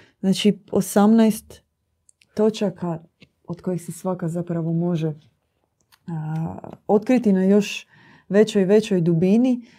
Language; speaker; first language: Croatian; native; Croatian